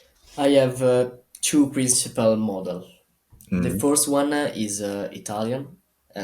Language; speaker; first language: English; non-native, learner; Italian